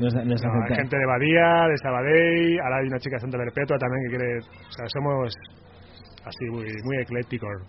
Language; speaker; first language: Spanish; native; Spanish